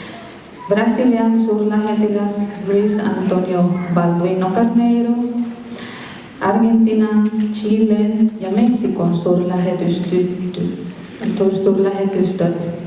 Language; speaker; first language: Finnish; non-native, fluent; Spanish